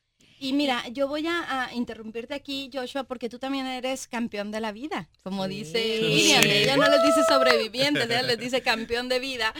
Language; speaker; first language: Spanish; native; Spanish